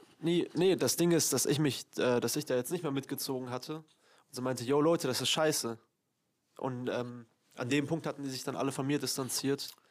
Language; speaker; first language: German; early bilingual, other home language; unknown